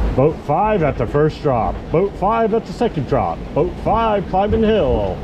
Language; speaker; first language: English; native; English